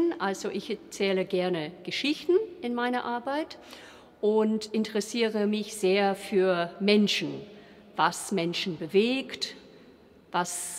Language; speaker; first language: German; non-native, fluent; English